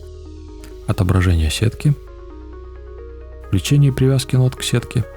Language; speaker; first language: Russian; native; Russian